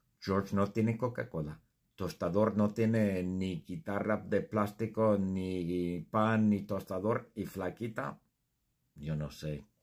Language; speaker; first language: Spanish; non-native, fluent; English